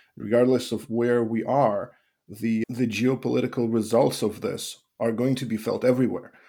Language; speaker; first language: English; non-native, fluent; Russian